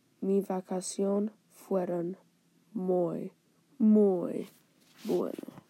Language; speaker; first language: Spanish; non-native, learner; English